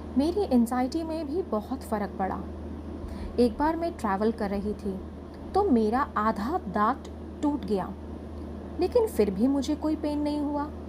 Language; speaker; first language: Hindi; native; Hindi